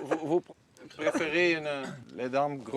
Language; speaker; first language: French; non-native, fluent; Dutch